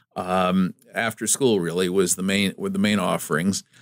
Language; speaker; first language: English; native; English